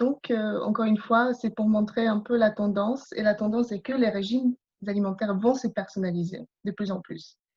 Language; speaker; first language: French; non-native, fluent; Polish